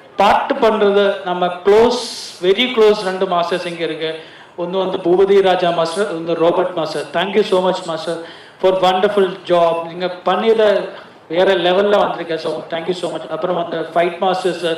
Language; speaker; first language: Tamil; non-native, learner; Malayalam